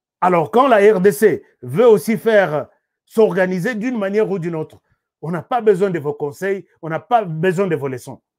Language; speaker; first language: French; non-native, local second language; Lingala